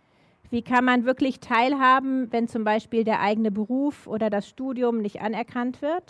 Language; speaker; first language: German; native; German